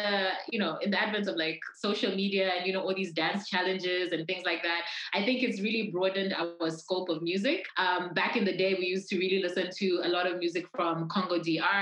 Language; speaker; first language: English; non-native, local second language; Bemba